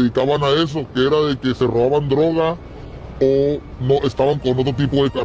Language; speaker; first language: Spanish; native; Spanish